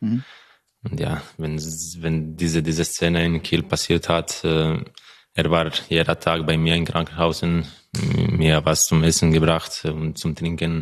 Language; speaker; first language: German; non-native, learner; Croatian